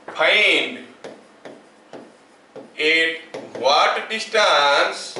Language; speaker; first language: English; non-native, local second language; Hindi